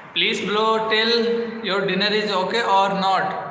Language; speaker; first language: English; non-native, learner; Hindi